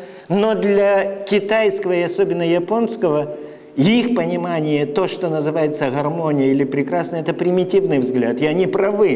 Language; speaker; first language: Russian; non-native, fluent; Lithuanian